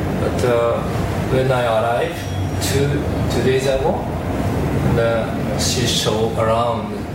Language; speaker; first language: English; non-native, learner; Japanese